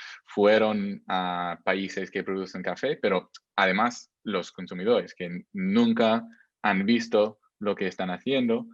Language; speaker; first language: Spanish; non-native, fluent; English